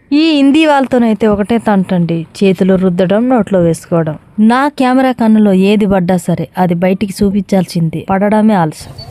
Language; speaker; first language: Telugu; non-native, local second language; Koya